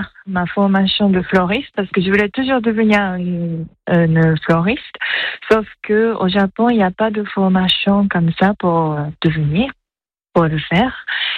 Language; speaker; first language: French; non-native, fluent; Japanese